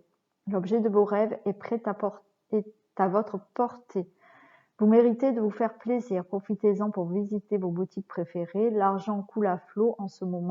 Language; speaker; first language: French; native; French